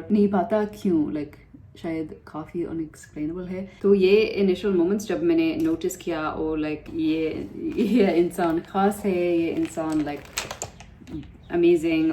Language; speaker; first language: Hindi; non-native, learner; English